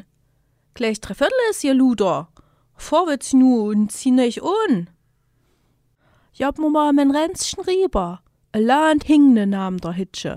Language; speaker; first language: German; native; German